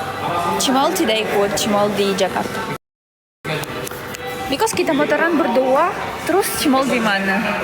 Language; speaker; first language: Indonesian; non-native, learner; Russian